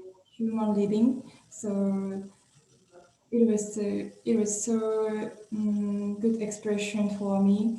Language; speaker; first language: English; non-native, learner; Japanese